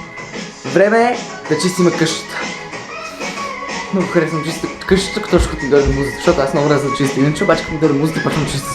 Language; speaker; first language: Bulgarian; native; Bulgarian